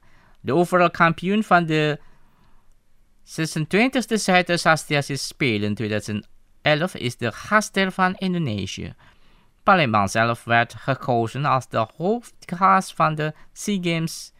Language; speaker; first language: Dutch; non-native, fluent; Indonesian